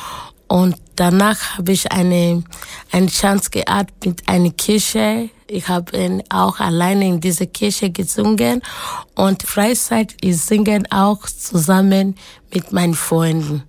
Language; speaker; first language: German; non-native, learner; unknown